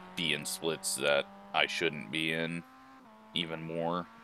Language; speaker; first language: English; native; English